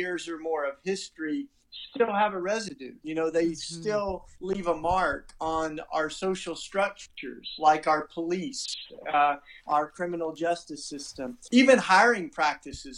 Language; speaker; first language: English; native; English